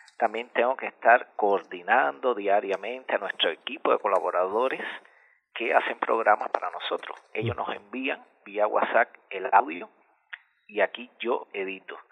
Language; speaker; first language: Spanish; native; Spanish